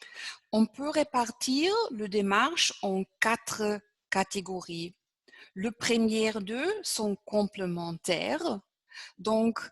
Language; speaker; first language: French; non-native, fluent; German